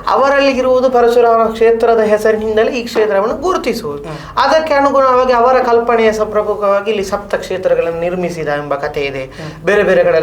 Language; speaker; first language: Kannada; non-native, local second language; Tulu